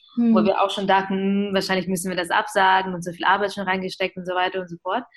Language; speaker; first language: German; early bilingual, other home language; Ukrainian